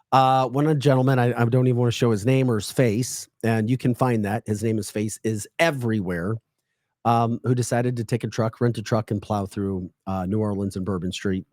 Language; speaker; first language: English; native; English